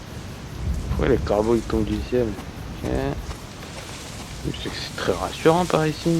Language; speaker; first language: French; native; French